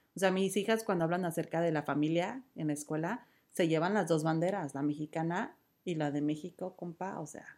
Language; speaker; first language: Spanish; native; Spanish